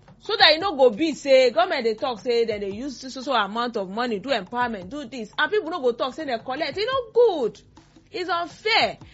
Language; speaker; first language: Nigerian Pidgin; non-native, local second language; Yoruba